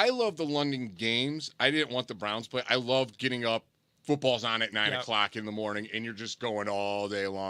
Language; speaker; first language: English; native; English